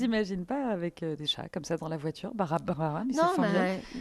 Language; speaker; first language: French; native; French